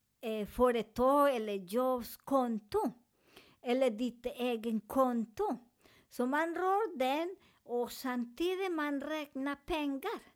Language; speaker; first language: Swedish; non-native, learner; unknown